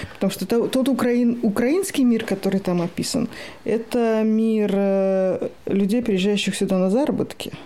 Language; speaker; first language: Russian; native; Russian